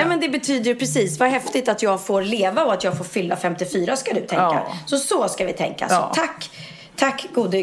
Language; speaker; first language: Swedish; native; Swedish